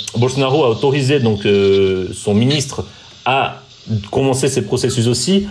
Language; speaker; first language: French; non-native, fluent; Portuguese